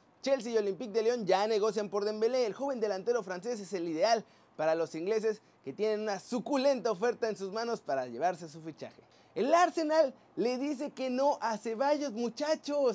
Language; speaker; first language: Spanish; native; Spanish